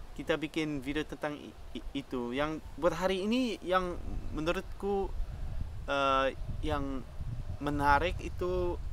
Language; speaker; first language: Indonesian; non-native, fluent; Dutch